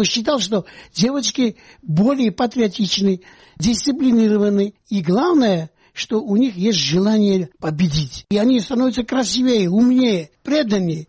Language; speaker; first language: Russian; non-native, local second language; Georgian